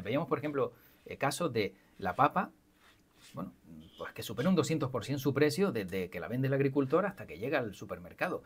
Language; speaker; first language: Spanish; native; Spanish